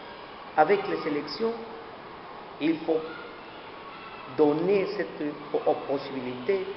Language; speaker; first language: French; non-native, learner; Spanish